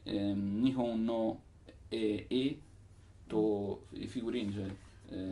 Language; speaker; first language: Japanese; non-native, learner; Italian